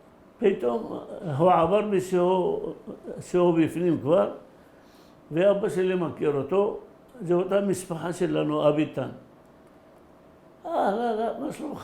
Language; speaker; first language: Hebrew; early bilingual, other home language; Arabic